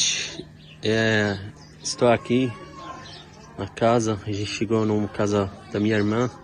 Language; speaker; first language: Portuguese; non-native, fluent; Arabic